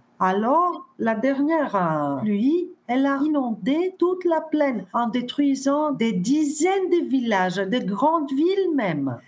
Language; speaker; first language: French; non-native, fluent; Greek